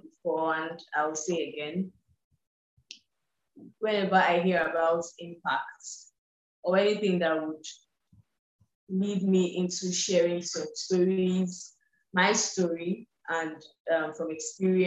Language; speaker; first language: English; non-native, local second language; Igbo